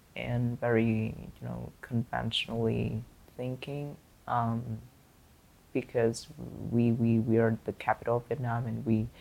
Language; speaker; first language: English; non-native, fluent; Vietnamese